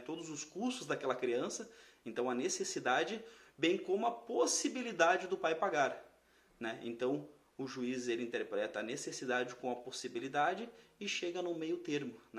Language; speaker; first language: Portuguese; native; Portuguese